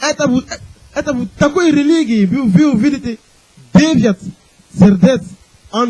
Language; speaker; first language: Russian; non-native, fluent; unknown